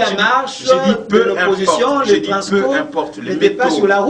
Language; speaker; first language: French; non-native, local second language; Lingala